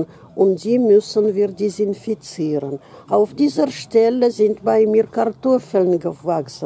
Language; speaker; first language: German; non-native, fluent; Russian